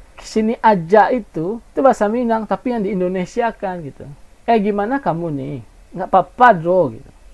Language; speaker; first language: Indonesian; non-native, local second language; Minangkabau